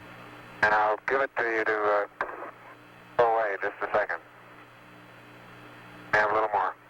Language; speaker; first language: English; native; English